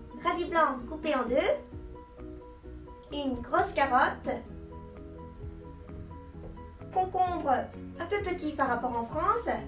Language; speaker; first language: French; non-native, fluent; Japanese